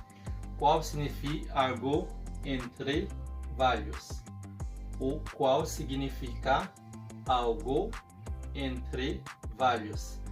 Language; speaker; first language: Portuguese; non-native, fluent; Haitian Creole